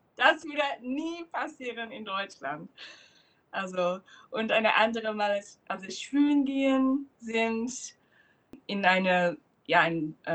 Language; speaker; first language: German; non-native, fluent; English